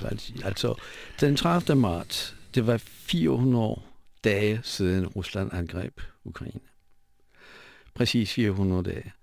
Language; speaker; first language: Danish; non-native, fluent; Polish